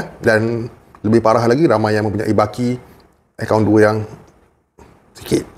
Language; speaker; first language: Malay; native; Malay